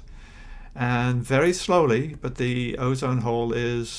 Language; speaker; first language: English; native; English